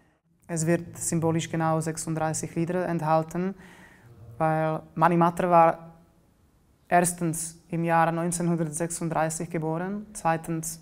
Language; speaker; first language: German; non-native, fluent; Czech